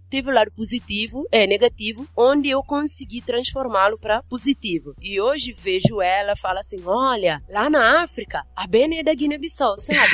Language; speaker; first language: Portuguese; non-native, fluent; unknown